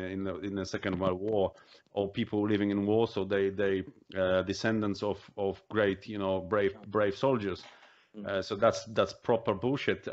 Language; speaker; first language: English; non-native, fluent; Polish